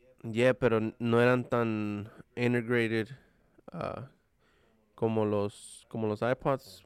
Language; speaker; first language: Spanish; early bilingual, heritage; Spanish